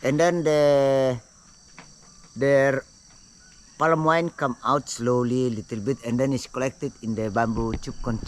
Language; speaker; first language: English; non-native, fluent; Indonesian